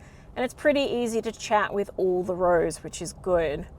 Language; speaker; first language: English; native; English